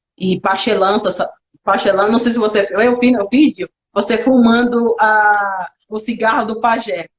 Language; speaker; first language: Portuguese; non-native, local second language; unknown